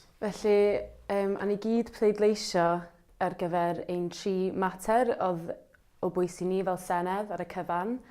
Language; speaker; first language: Welsh; native; Welsh